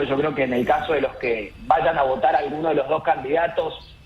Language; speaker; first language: Spanish; native; Spanish